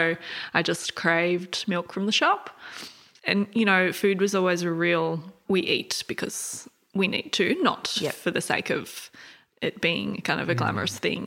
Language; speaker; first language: English; native; English